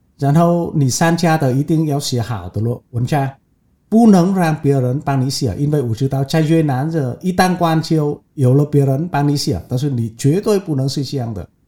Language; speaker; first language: Chinese; non-native, fluent; Vietnamese